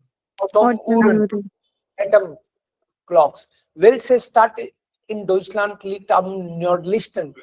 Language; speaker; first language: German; non-native, fluent; Hindi